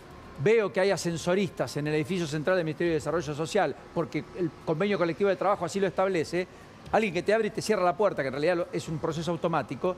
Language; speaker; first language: Spanish; native; Spanish